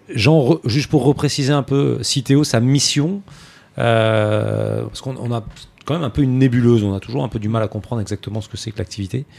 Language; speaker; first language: French; native; French